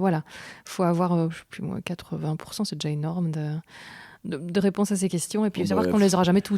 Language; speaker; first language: French; native; French